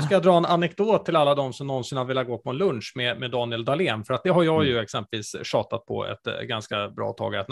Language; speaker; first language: Swedish; native; Swedish